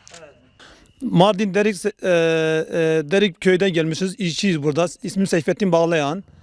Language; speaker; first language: Turkish; non-native, local second language; Kurdish